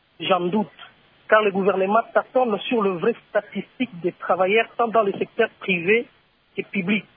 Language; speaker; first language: French; non-native, local second language; Swahili